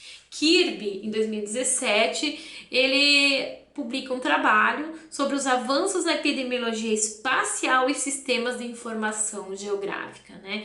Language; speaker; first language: Portuguese; native; Portuguese